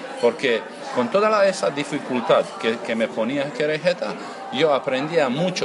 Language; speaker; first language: Spanish; non-native, learner; Croatian